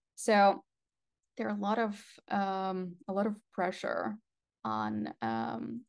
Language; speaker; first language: English; non-native, fluent; Russian